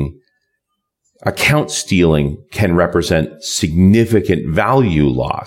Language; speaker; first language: English; native; English